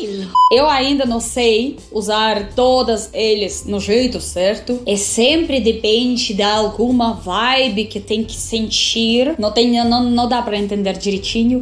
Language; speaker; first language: Portuguese; non-native, fluent; Russian